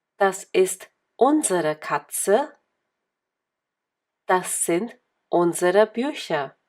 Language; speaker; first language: German; non-native, fluent; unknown